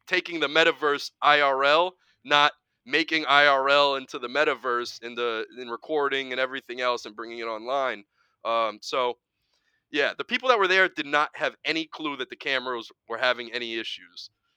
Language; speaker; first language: English; native; English